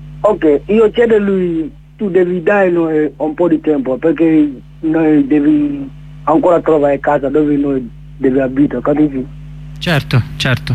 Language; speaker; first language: Italian; non-native, learner; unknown